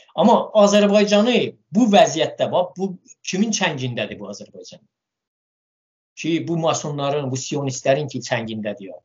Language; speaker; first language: Azerbaijani; non-native, local second language; Talysh